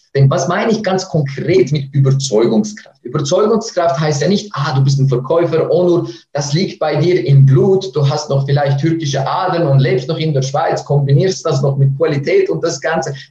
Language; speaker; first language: German; native; German